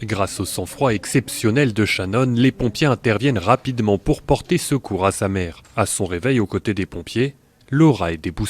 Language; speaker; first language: French; native; French